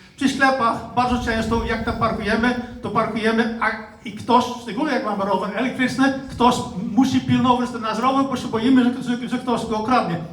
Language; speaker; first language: Polish; non-native, fluent; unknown